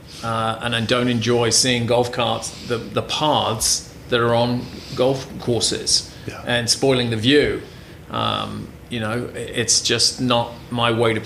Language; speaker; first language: English; native; English